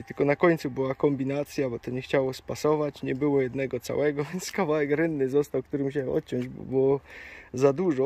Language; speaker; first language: Polish; native; Polish